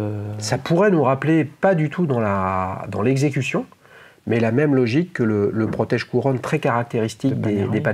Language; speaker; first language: French; native; French